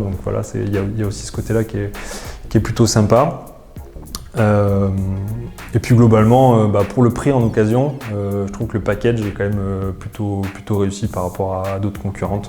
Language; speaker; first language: French; native; French